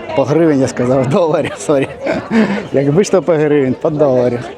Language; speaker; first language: Ukrainian; native; Ukrainian